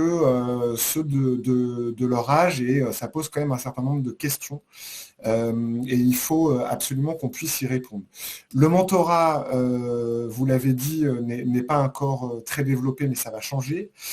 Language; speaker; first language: French; native; French